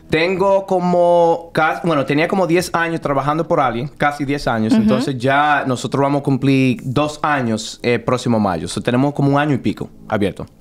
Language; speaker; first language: Spanish; early bilingual, heritage; Spanish